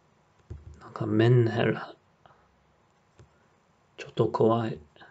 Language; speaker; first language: Japanese; non-native, learner; English